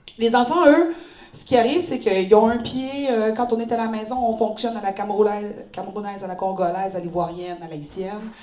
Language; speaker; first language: French; native; French